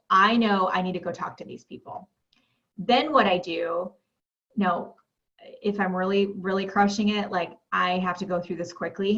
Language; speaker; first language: English; native; English